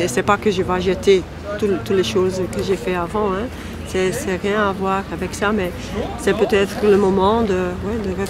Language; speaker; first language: French; non-native, local second language; Dutch